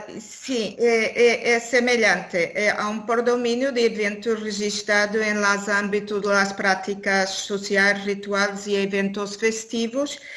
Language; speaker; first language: Spanish; non-native, learner; Portuguese